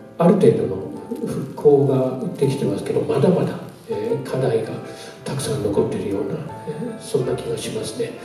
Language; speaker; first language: Japanese; non-native, fluent; English